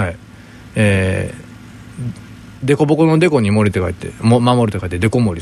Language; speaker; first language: Japanese; native; Japanese